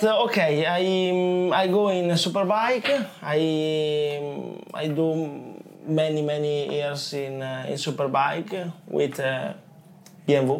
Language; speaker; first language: English; non-native, learner; Italian